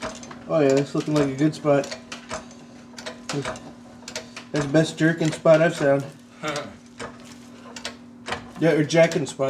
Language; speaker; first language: English; native; English